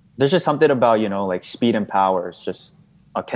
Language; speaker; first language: English; non-native, local second language; Cebuano